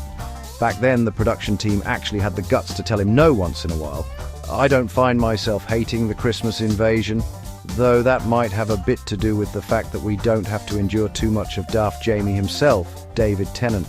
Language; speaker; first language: English; native; English